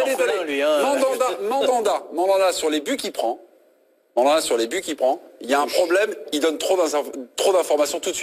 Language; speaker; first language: French; native; French